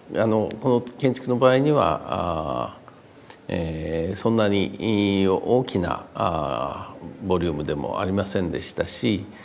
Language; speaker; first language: Japanese; native; Japanese